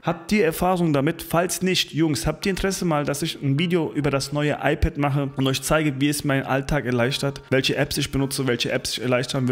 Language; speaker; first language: German; native; German